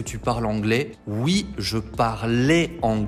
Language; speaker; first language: French; native; French